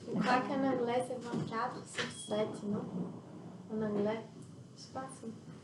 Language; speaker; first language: French; non-native, fluent; Portuguese